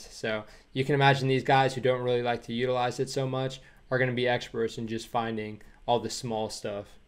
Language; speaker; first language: English; native; English